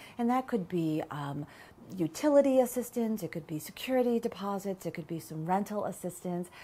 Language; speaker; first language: English; native; English